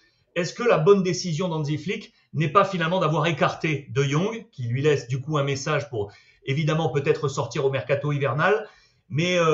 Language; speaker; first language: French; native; French